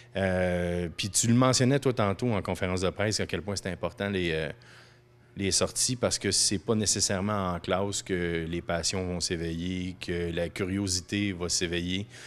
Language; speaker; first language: French; native; French